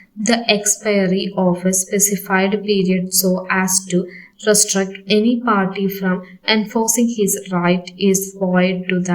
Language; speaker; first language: English; non-native, local second language; Malayalam